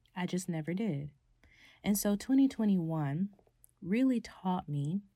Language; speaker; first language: English; native; English